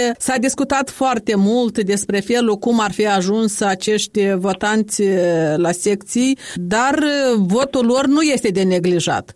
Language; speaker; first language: Romanian; native; Romanian